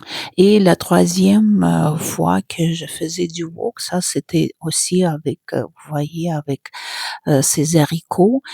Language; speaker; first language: French; non-native, fluent; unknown